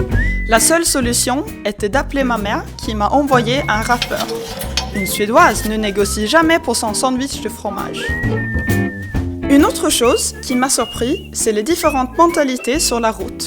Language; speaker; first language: French; non-native, fluent; Swedish